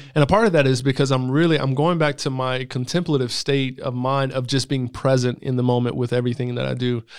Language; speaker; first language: English; native; English